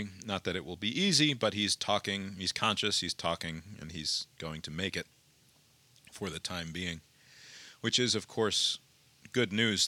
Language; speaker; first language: English; native; English